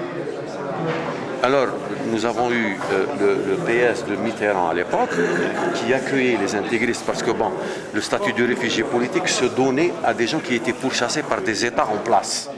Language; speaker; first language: French; non-native, local second language; Arabic